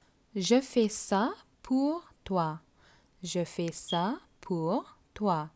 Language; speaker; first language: French; non-native, fluent; Tamil